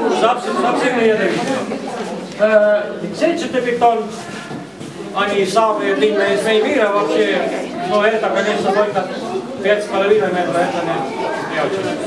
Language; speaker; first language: Russian; non-native, learner; Estonian